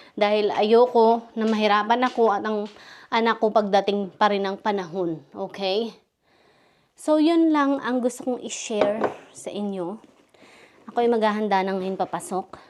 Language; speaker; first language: Filipino; native; Filipino